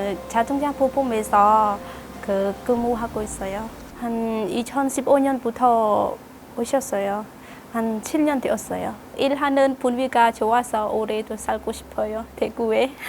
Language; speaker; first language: Korean; non-native, learner; Khmer